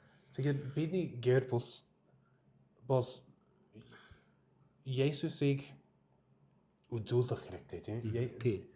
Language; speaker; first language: Mongolian; non-native, learner; English